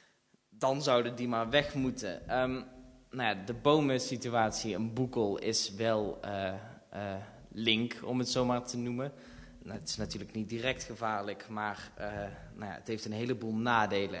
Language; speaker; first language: Dutch; native; Dutch